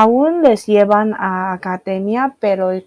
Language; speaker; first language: Spanish; non-native, fluent; Chinese